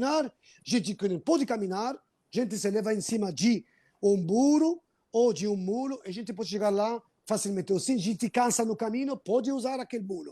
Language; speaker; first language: Portuguese; non-native, fluent; Arabic